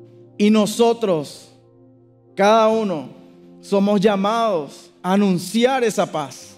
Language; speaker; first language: Spanish; native; Spanish